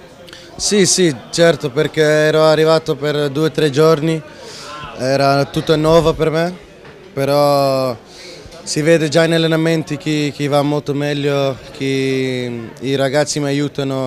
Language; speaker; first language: Italian; non-native, fluent; Dutch